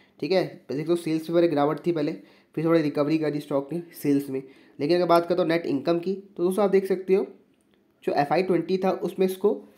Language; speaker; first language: Hindi; native; Hindi